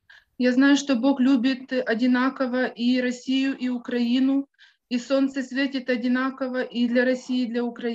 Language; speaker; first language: Ukrainian; non-native, local second language; Russian